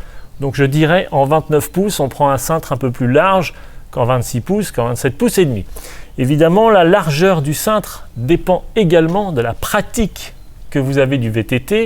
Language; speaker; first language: French; native; French